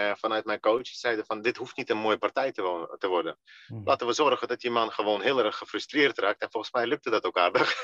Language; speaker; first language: Dutch; early bilingual, other home language; Russian